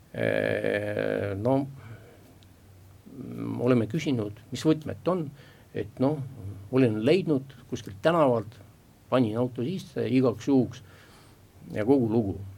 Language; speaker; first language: Estonian; non-native, local second language; Russian